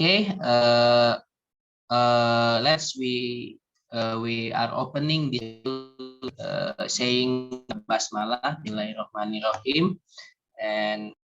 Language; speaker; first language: English; non-native, learner; Indonesian